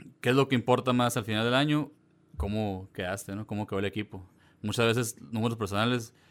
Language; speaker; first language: Spanish; early bilingual, heritage; Spanish